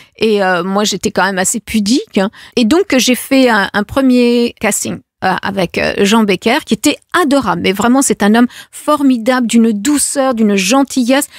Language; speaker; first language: French; native; French